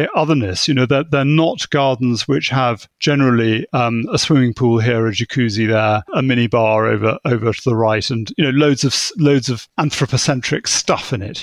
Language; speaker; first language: English; native; English